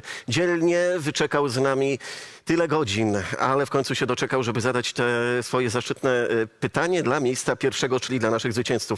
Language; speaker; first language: Polish; native; Polish